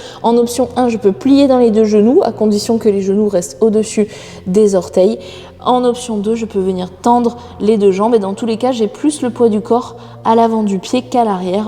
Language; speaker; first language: French; native; French